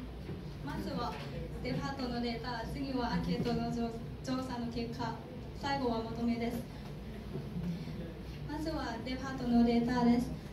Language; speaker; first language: Japanese; non-native, learner; Thai